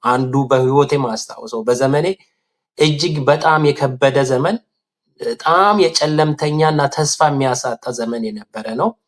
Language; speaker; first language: Amharic; non-native, local second language; Sidamo